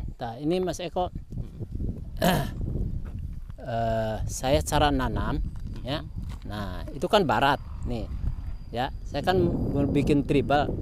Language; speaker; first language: Indonesian; non-native, local second language; Javanese